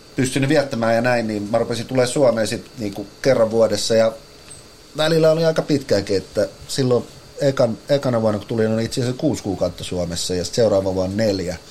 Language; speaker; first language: English; non-native, fluent; Finnish